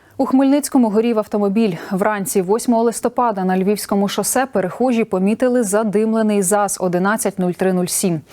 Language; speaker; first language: Ukrainian; native; Ukrainian